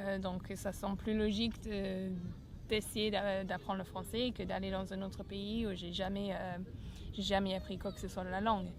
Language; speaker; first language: French; non-native, fluent; English